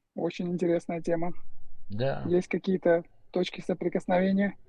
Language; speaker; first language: Russian; native; Russian